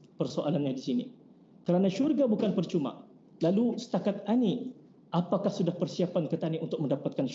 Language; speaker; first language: Malay; native; Malay